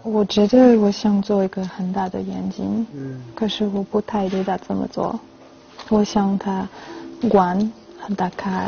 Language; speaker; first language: Chinese; non-native, learner; French